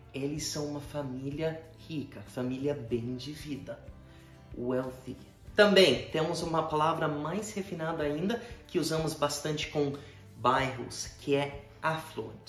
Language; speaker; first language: Portuguese; non-native, fluent; English